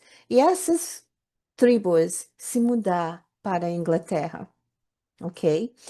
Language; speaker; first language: Portuguese; non-native, learner; English